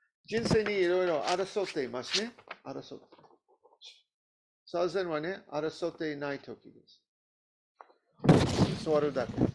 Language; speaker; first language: Japanese; non-native, learner; English